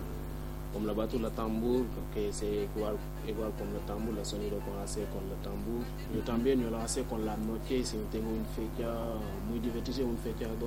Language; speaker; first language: Spanish; non-native, learner; Wolof